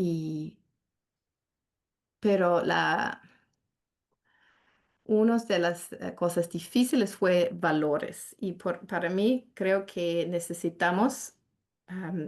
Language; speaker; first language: Spanish; non-native, fluent; English